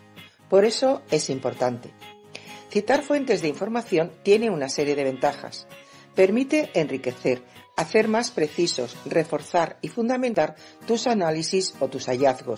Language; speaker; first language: Spanish; native; Spanish